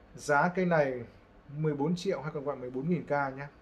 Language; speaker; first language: Vietnamese; native; Vietnamese